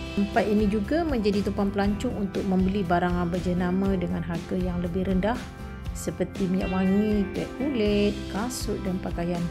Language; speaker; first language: Malay; native; Malay